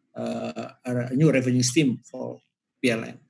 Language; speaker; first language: English; non-native, fluent; Indonesian